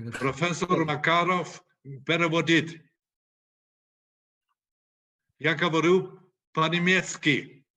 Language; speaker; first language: Russian; non-native, learner; German